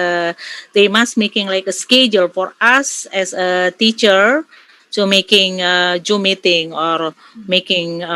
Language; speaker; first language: English; non-native, learner; Indonesian